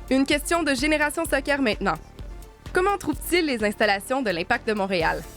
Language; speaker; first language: French; native; French